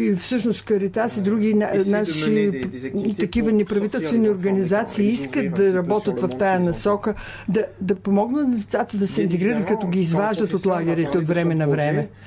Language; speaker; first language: Bulgarian; native; Bulgarian